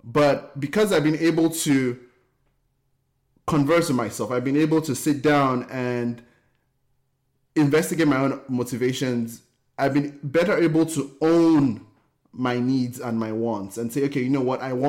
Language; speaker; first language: English; non-native, local second language; Yoruba